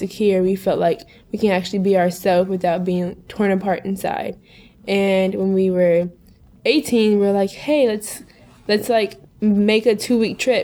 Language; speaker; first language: English; native; English